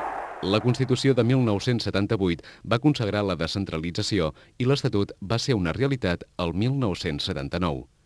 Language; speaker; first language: Catalan; native; Catalan